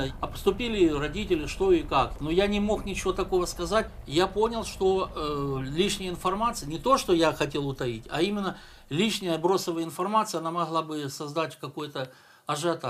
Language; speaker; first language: Russian; native; Russian